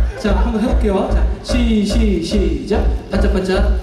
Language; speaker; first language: Korean; native; Korean